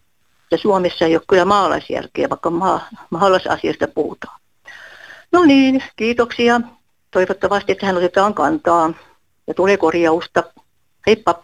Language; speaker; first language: Finnish; native; Finnish